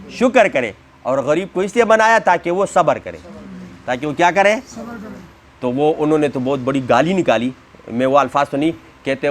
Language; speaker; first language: Urdu; non-native, local second language; Pashto